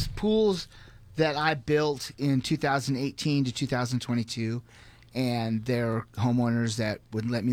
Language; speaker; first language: English; native; English